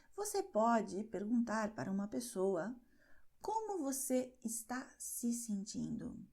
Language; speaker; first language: Portuguese; non-native, fluent; Spanish